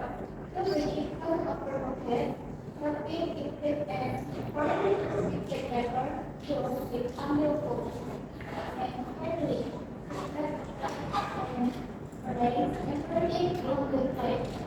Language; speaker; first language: English; non-native, learner; Indonesian